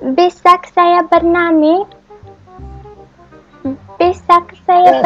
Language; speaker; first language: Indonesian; non-native, learner; Nepali